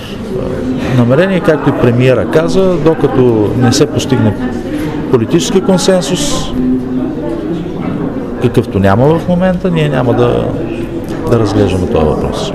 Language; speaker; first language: Bulgarian; native; Bulgarian